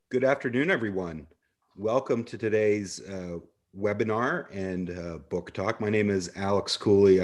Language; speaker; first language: English; native; English